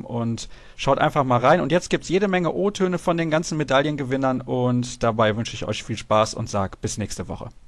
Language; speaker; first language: German; native; German